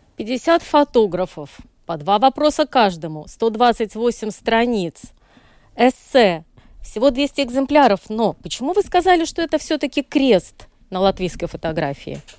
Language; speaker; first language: Russian; native; Russian